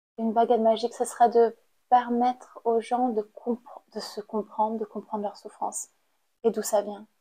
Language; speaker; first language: French; non-native, fluent; Khmer